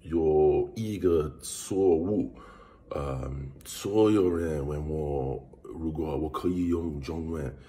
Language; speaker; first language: Chinese; non-native, learner; English